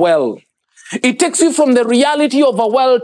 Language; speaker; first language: English; non-native, local second language; Kikuyu